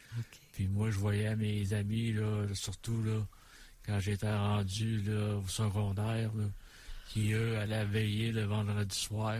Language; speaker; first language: French; native; French